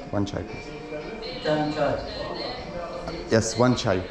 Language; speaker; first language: English; non-native, learner; Russian